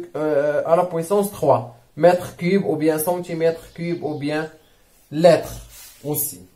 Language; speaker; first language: French; non-native, local second language; Arabic